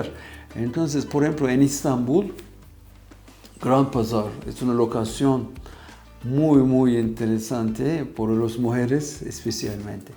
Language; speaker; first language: Spanish; non-native, fluent; Turkish